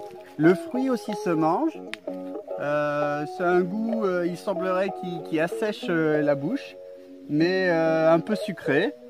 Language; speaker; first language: French; native; French